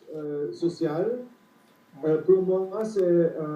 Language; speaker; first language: French; non-native, fluent; German